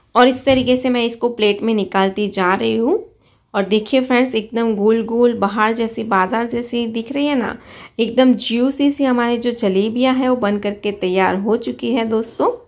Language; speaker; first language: Hindi; non-native, local second language; Gujarati